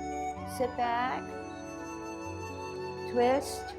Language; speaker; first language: English; native; English